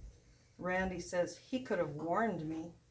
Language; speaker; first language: English; native; English